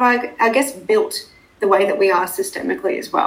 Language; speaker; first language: English; native; English